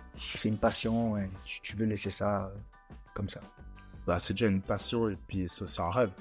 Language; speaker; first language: French; native; French